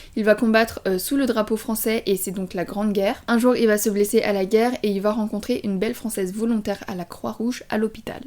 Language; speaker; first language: French; early bilingual, other home language; Vietnamese